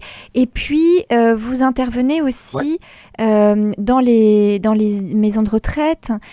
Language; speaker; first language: French; native; French